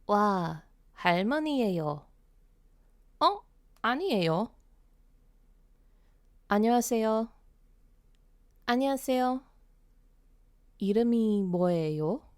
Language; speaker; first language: Korean; non-native, fluent; English